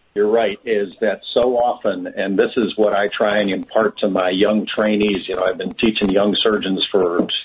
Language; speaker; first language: English; native; English